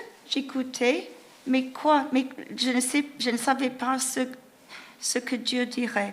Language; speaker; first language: French; non-native, fluent; English